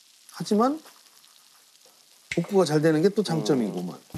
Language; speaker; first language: Korean; native; Korean